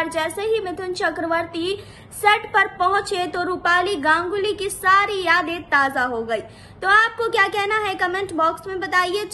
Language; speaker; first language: Hindi; native; Hindi